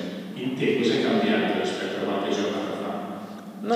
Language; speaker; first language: Italian; native; Italian